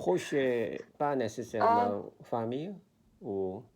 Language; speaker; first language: French; non-native, learner; Korean